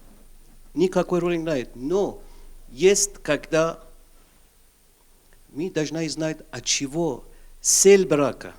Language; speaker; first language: Russian; non-native, learner; Persian